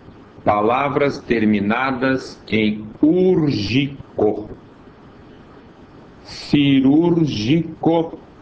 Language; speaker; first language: Portuguese; native; Portuguese